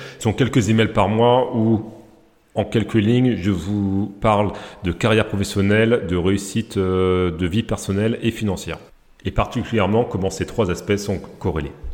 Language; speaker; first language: French; native; French